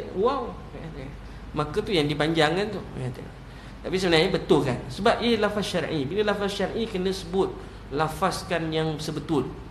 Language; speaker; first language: Malay; native; Malay